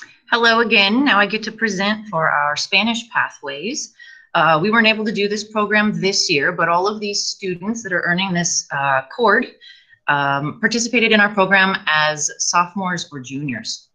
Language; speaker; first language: English; native; English